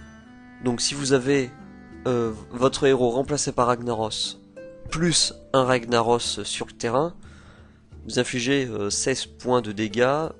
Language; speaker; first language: French; native; French